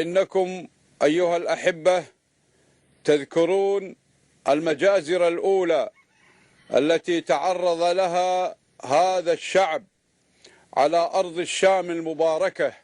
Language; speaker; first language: Arabic; native; Arabic